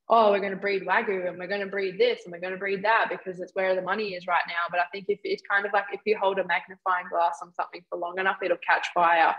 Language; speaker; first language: English; native; English